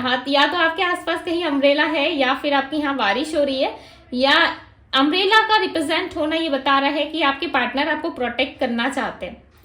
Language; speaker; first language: Hindi; native; Hindi